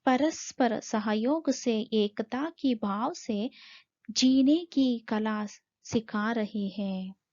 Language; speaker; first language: Hindi; non-native, local second language; Kannada